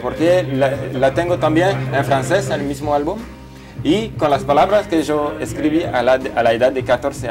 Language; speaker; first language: Spanish; non-native, fluent; French